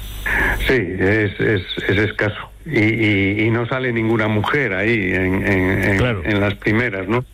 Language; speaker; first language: Spanish; native; Spanish